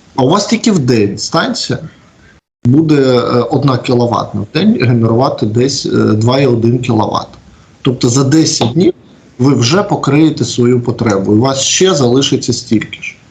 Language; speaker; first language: Ukrainian; native; Ukrainian